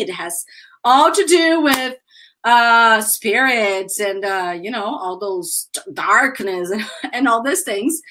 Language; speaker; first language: English; non-native, fluent; Portuguese